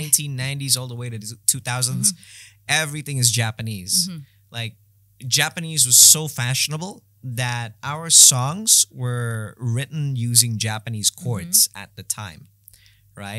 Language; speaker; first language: English; non-native, fluent; Indonesian